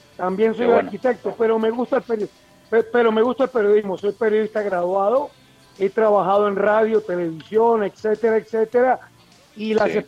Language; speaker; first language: Spanish; native; Spanish